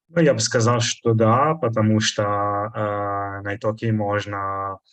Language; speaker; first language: Russian; non-native, fluent; Italian